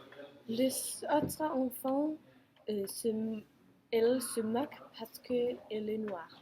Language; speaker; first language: French; non-native, learner; Danish